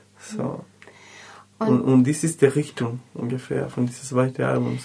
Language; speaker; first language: German; non-native, learner; Spanish